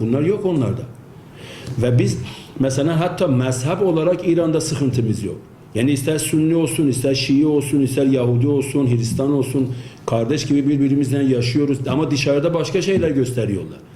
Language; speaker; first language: Turkish; non-native, fluent; Azerbaijani